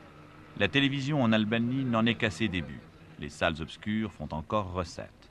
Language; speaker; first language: French; native; French